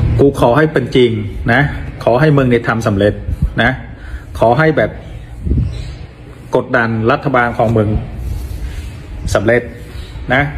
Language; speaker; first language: Thai; native; Thai